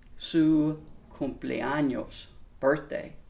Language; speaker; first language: Spanish; non-native, fluent; English